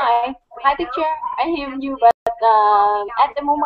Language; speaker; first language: English; non-native, learner; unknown